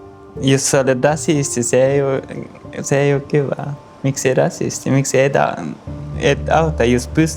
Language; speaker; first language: Finnish; non-native, learner; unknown